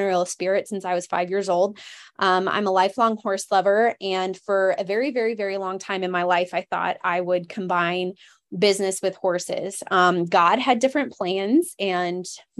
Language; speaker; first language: English; native; English